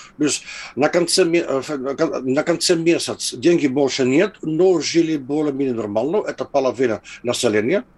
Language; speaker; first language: Russian; non-native, fluent; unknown